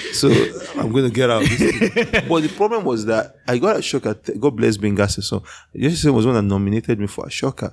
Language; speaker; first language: English; non-native, local second language; Yoruba